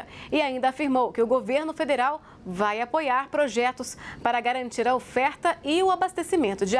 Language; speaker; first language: Portuguese; native; Portuguese